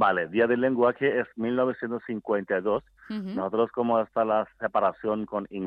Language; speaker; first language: Spanish; non-native, learner; Bangla